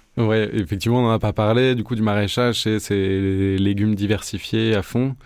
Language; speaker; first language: French; native; French